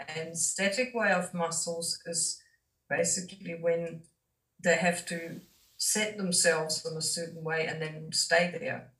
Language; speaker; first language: English; non-native, fluent; German